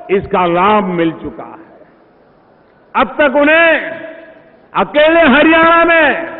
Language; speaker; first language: Hindi; non-native, local second language; Gujarati